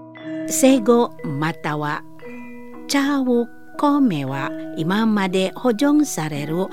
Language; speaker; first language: Japanese; non-native, learner; Indonesian